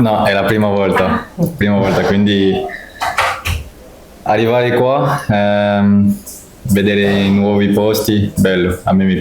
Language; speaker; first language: Italian; non-native, fluent; French